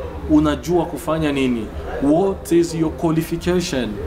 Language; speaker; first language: English; non-native, fluent; Rundi